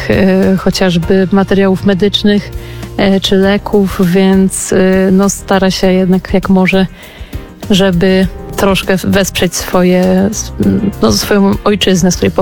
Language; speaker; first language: Polish; native; Polish